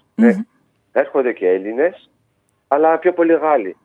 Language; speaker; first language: Greek; early bilingual, heritage; Greek